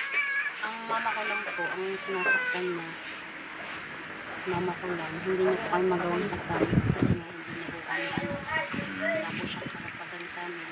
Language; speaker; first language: Filipino; native; Filipino